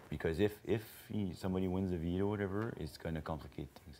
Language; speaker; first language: English; non-native, fluent; French